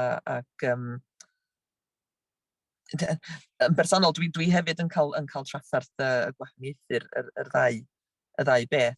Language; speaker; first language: Welsh; native; Welsh